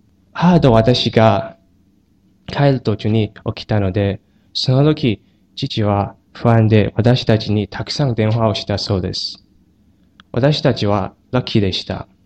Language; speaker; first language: Japanese; non-native, learner; Chinese